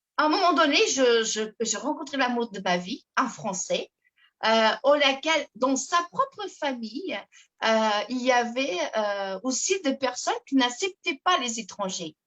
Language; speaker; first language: French; non-native, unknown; Portuguese